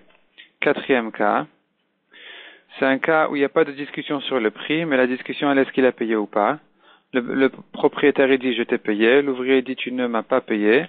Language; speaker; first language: French; native; French